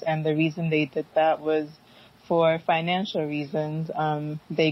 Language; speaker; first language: English; early bilingual, other home language; Akan